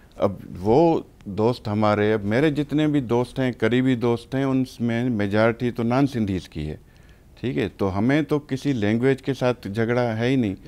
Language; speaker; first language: Urdu; non-native, local second language; Sindhi